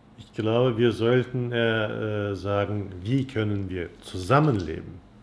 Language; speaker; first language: German; non-native, fluent; Turkish